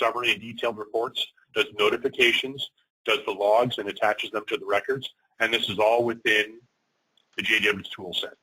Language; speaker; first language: English; native; English